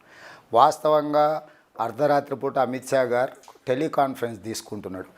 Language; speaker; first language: Telugu; native; Telugu